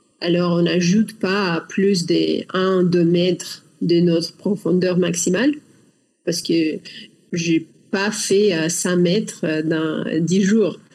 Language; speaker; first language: French; non-native, learner; Russian